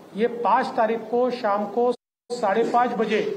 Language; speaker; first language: Hindi; non-native, local second language; Marathi